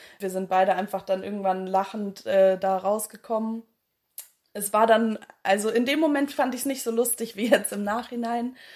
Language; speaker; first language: German; native; German